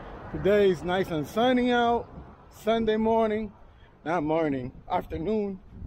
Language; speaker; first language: English; native; English